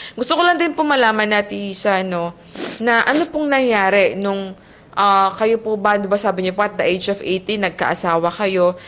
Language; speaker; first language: Filipino; native; Filipino